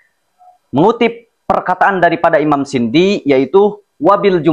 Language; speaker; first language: Indonesian; native; Indonesian